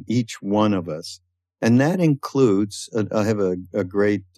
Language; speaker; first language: English; native; English